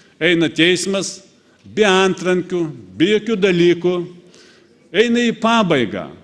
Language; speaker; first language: Lithuanian; non-native, fluent; Russian